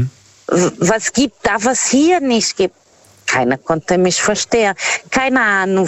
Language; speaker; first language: German; non-native, learner; Portuguese